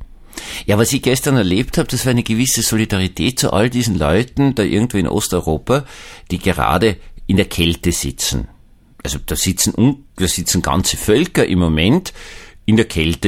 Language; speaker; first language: German; native; German